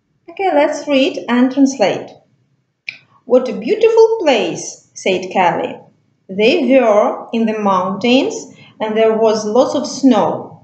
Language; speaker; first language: English; non-native, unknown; Ukrainian